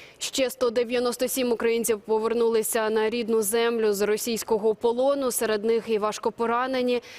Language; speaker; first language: Ukrainian; native; Ukrainian